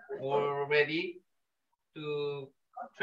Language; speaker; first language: English; non-native, learner; Korean